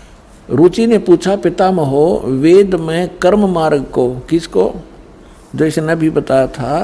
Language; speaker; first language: Hindi; native; Hindi